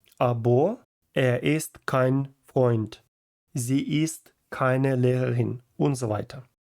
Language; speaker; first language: German; non-native, fluent; Ukrainian